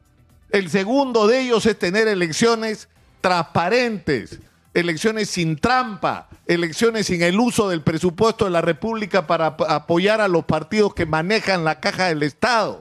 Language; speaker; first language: Spanish; native; Spanish